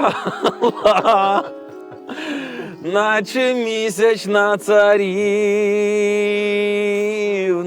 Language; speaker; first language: Ukrainian; native; Ukrainian